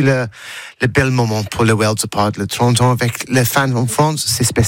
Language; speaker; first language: French; non-native, learner; English